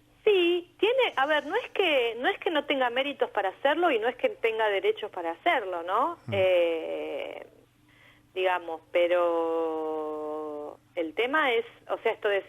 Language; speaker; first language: Spanish; native; Spanish